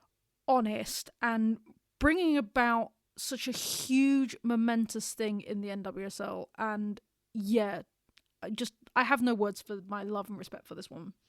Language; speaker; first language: English; native; English